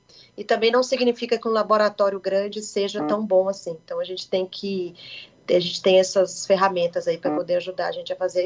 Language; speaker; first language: Portuguese; native; Portuguese